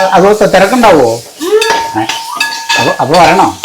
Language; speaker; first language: Malayalam; non-native, fluent; Nepali